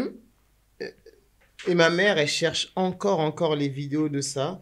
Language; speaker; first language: French; native; French